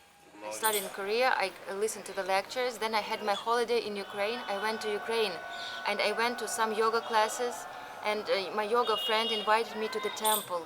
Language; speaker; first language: English; non-native, fluent; Ukrainian